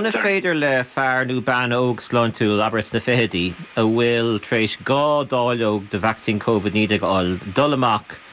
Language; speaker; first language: Irish; native; Irish